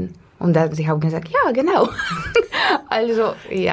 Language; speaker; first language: German; non-native, learner; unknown